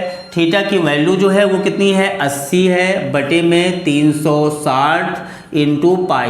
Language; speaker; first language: Hindi; native; Hindi